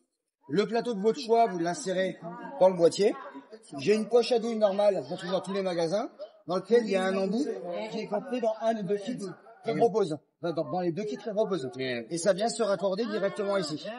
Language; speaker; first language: French; native; French